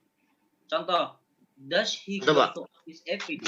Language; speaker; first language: English; non-native, learner; Indonesian